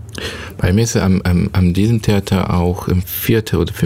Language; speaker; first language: German; non-native, learner; Korean